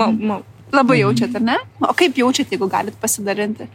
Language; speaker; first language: Lithuanian; native; Lithuanian